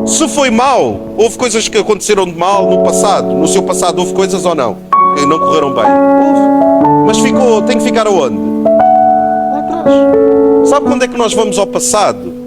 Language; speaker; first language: Portuguese; native; Portuguese